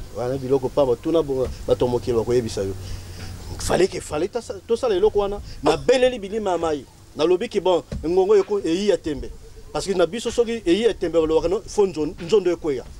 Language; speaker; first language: Lingala; non-native, local second language; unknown